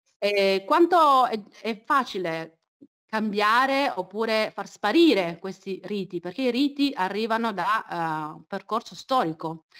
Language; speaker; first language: Italian; early bilingual, other home language; Chinese